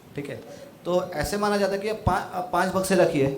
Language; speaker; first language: Hindi; non-native, local second language; Marathi